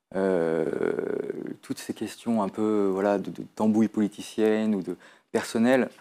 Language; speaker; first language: French; native; French